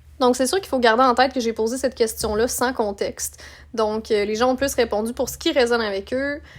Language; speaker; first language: French; native; French